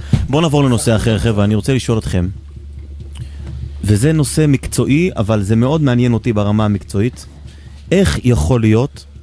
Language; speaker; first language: Hebrew; native; Hebrew